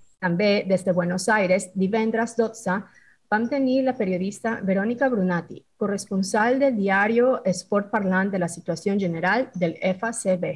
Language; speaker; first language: Catalan; non-native, fluent; Spanish